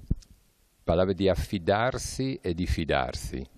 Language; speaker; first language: Italian; native; Italian